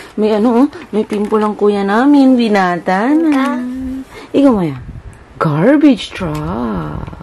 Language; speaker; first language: Filipino; native; Filipino